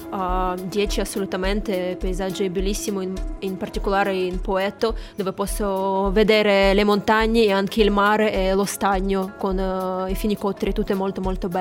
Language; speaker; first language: Italian; non-native, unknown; Russian